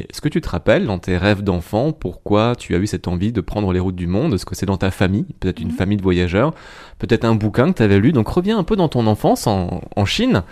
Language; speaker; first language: French; native; French